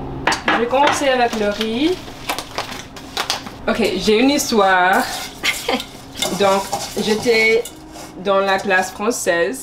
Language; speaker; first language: French; non-native, learner; English